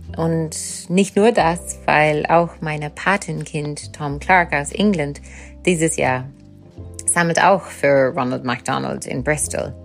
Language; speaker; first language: German; non-native, fluent; English